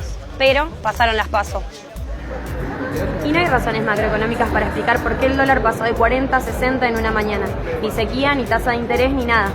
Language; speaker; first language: Spanish; native; Spanish